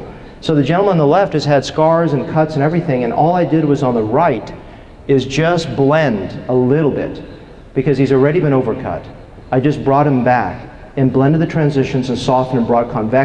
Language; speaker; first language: English; native; English